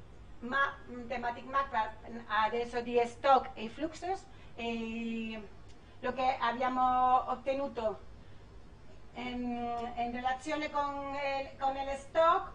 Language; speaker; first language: Italian; non-native, learner; Spanish